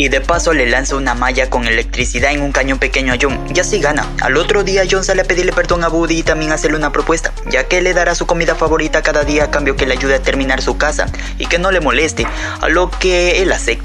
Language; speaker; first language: Spanish; native; Spanish